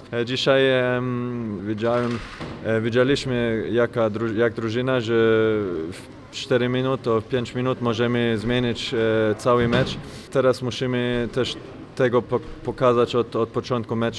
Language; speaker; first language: Polish; non-native, learner; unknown